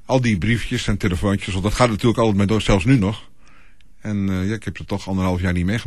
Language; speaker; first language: Dutch; native; Dutch